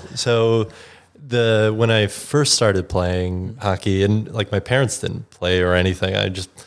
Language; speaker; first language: English; native; English